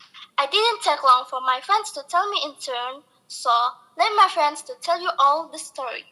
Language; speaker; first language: English; non-native, learner; Indonesian